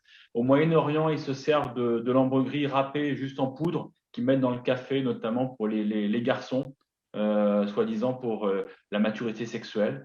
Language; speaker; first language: French; native; French